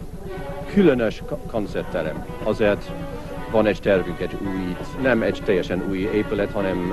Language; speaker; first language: Hungarian; non-native, learner; English